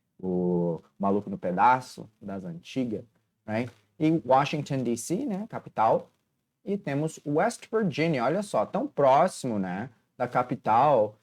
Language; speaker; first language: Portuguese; native; Portuguese